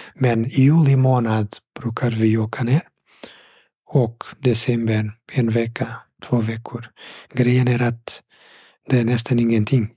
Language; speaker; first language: Swedish; non-native, fluent; Portuguese